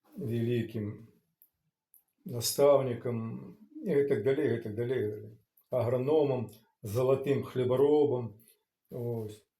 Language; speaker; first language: Belarusian; non-native, local second language; Russian